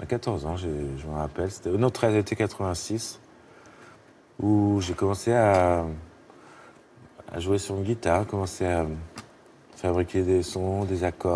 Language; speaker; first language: French; native; French